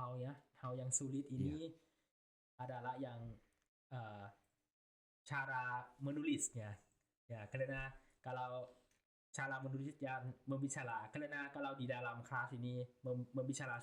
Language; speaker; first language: Indonesian; non-native, learner; Thai